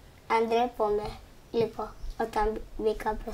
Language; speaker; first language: Greek; early bilingual, other home language; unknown